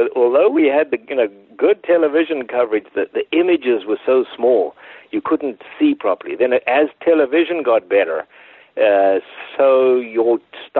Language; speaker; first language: English; native; English